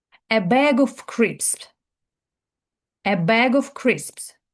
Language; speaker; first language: English; non-native, fluent; Ukrainian